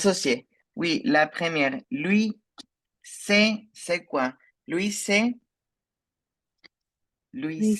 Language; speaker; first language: French; non-native, fluent; Spanish